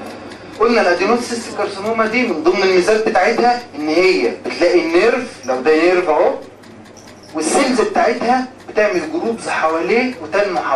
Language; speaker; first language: Arabic; native; Arabic